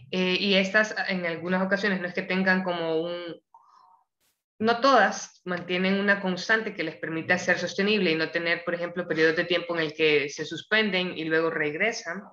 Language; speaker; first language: Spanish; native; Spanish